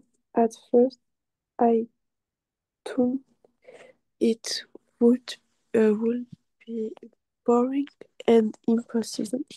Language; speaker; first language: English; non-native, learner; French